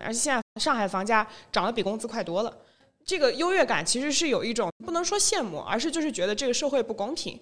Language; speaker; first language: Chinese; native; Chinese